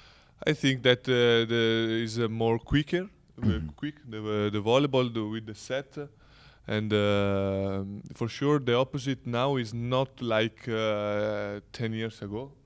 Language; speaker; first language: English; non-native, learner; Italian